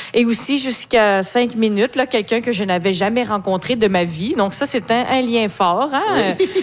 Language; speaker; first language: French; native; French